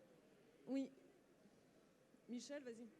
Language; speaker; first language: French; native; French